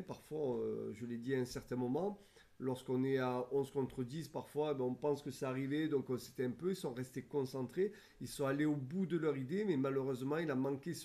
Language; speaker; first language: French; native; French